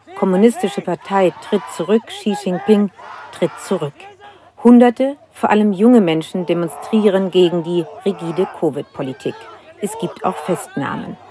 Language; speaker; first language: German; native; German